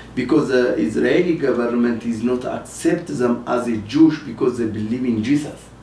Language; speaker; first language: English; non-native, fluent; Amharic